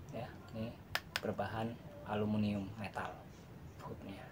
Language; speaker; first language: Indonesian; non-native, local second language; Javanese